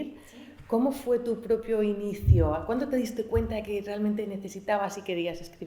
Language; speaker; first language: Spanish; native; Spanish